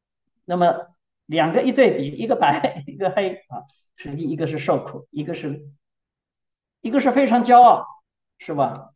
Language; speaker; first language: Chinese; native; Chinese